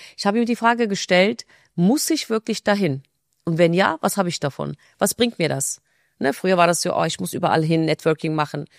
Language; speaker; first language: German; non-native, fluent; Turkish